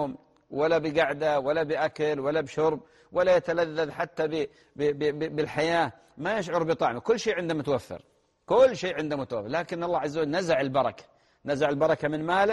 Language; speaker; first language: Arabic; native; Arabic